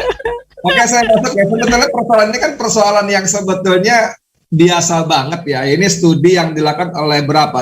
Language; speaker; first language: Indonesian; native; Indonesian